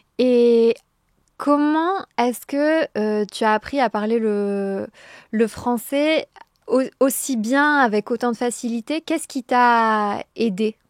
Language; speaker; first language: French; native; French